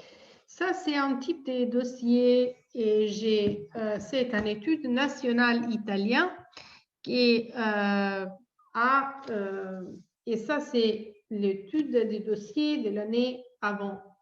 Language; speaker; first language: French; non-native, fluent; Italian